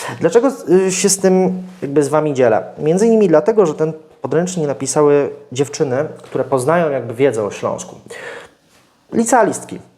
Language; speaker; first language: Polish; native; Polish